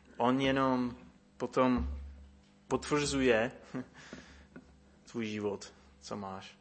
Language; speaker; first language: Czech; non-native, fluent; English